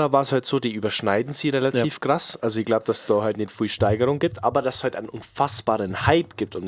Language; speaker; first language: German; native; German